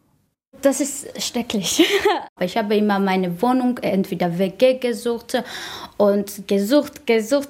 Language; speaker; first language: German; non-native, learner; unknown